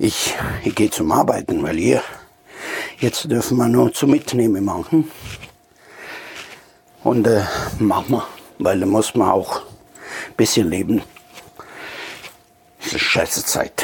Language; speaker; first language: German; non-native, fluent; Italian